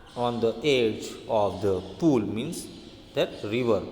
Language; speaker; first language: English; non-native, local second language; Hindi